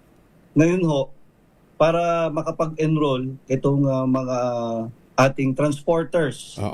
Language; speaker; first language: Filipino; native; Filipino